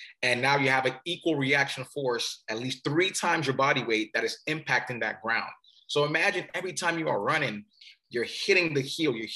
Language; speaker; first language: English; early bilingual, other home language; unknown